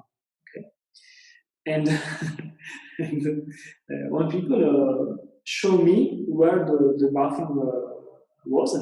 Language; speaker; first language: English; non-native, learner; Italian